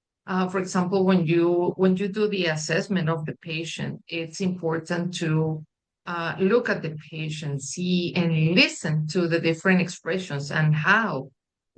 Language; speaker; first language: English; non-native, fluent; Spanish